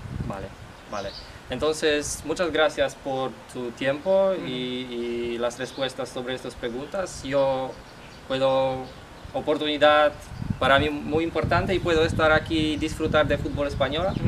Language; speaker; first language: Spanish; non-native, learner; Polish